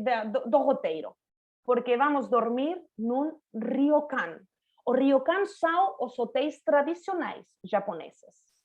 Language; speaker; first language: Portuguese; non-native, fluent; Spanish